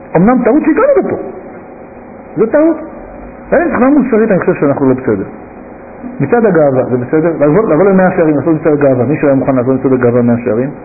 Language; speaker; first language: Hebrew; native; Hebrew